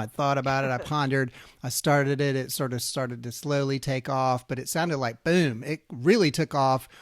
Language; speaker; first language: English; native; English